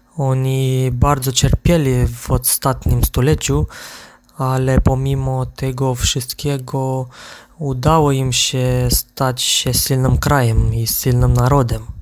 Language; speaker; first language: Polish; non-native, learner; Romanian